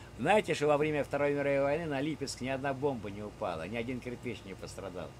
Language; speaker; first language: Russian; native; Russian